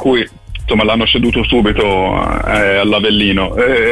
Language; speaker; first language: Italian; native; Italian